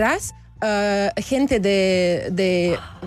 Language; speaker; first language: Spanish; non-native, learner; Belarusian